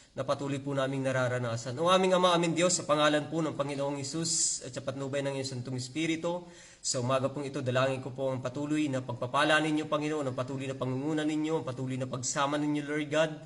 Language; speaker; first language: Filipino; native; Filipino